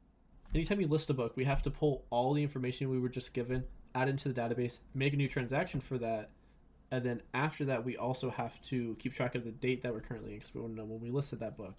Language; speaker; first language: English; native; English